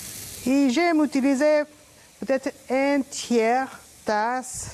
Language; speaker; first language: French; non-native, learner; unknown